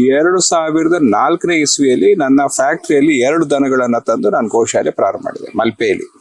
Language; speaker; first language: Kannada; native; Kannada